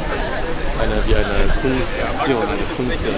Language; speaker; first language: German; non-native, learner; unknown